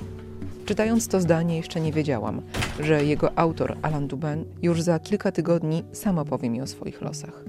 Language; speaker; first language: Polish; native; Polish